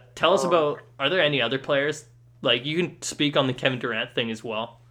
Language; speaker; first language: English; native; English